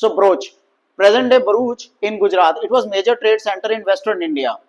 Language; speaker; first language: English; non-native, local second language; Hindi